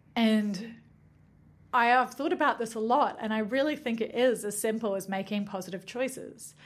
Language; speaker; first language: English; native; English